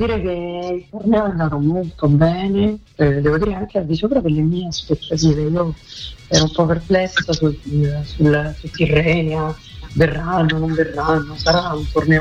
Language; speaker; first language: Italian; native; Italian